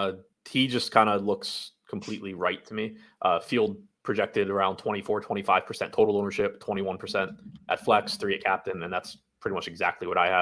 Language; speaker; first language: English; native; English